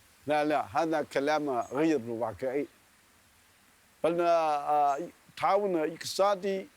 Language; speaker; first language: Arabic; non-native, fluent; Chinese